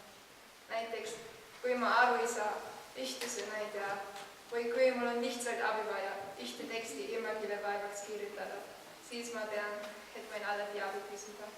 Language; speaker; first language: Estonian; non-native, learner; German